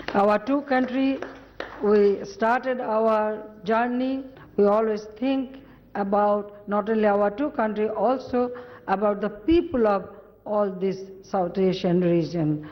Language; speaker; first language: English; non-native, local second language; Bangla